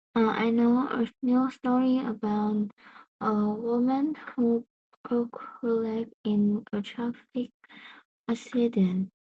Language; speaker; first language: English; non-native, learner; Vietnamese